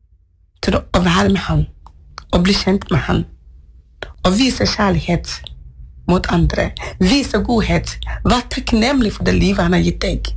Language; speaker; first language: Norwegian; non-native, fluent; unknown